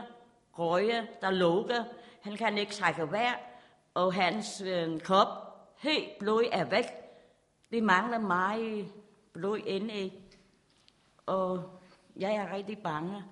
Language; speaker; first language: Danish; non-native, learner; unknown